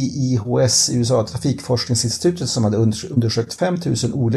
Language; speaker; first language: Swedish; native; Swedish